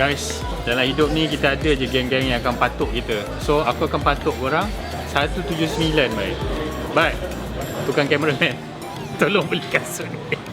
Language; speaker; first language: Malay; native; Malay